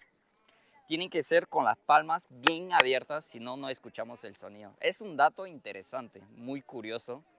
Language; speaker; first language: Spanish; non-native, fluent; Portuguese